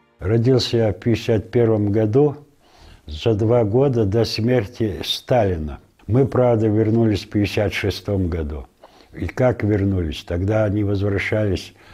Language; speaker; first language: Russian; non-native, local second language; Ingush